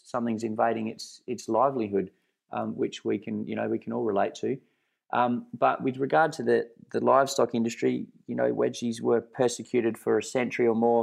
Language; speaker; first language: English; native; English